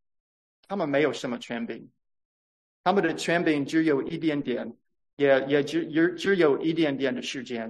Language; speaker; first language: Chinese; non-native, fluent; English